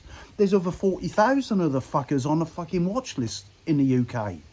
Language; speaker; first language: English; native; English